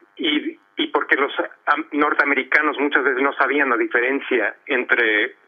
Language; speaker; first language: Spanish; early bilingual, heritage; Spanish